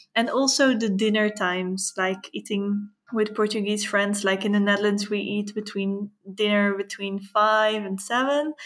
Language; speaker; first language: English; non-native, fluent; Dutch